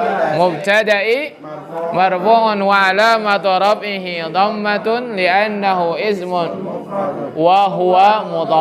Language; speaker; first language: Arabic; non-native, fluent; Indonesian